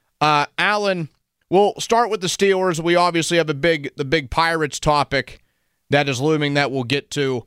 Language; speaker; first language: English; native; English